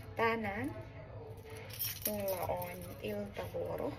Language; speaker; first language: Finnish; non-native, learner; Filipino